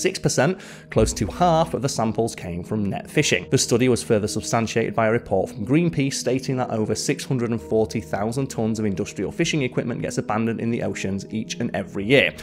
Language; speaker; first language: English; native; English